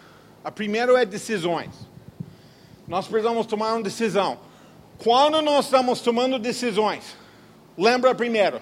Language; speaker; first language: Portuguese; non-native, fluent; English